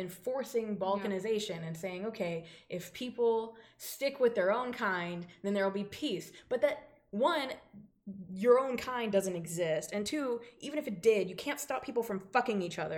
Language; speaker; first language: English; native; English